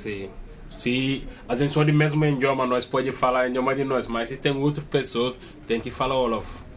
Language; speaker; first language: Portuguese; non-native, learner; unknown